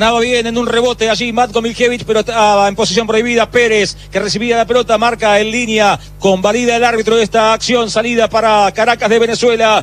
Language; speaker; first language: Spanish; native; Spanish